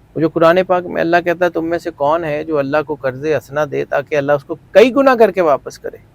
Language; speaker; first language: Urdu; non-native, local second language; Punjabi